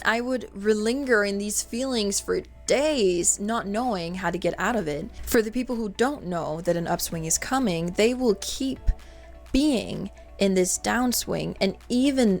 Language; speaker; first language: English; non-native, fluent; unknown